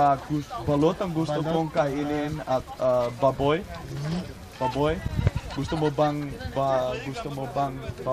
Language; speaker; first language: Filipino; non-native, learner; Dutch